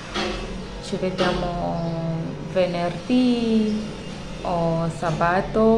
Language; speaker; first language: Italian; non-native, learner; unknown